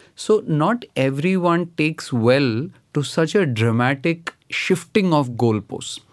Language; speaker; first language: English; non-native, local second language; Hindi